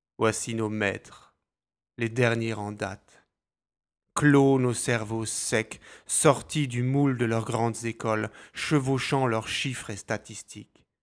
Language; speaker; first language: French; native; French